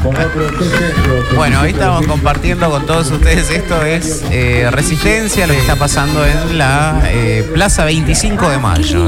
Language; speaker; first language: Spanish; native; Spanish